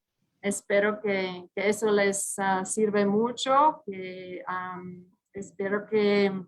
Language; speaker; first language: Spanish; early bilingual, heritage; English